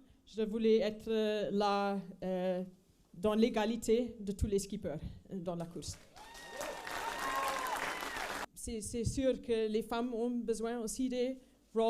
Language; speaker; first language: French; non-native, fluent; Afrikaans